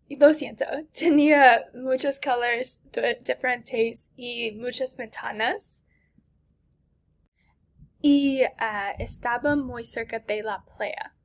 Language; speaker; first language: Spanish; non-native, learner; English